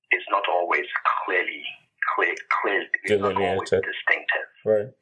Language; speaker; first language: English; non-native, local second language; Yoruba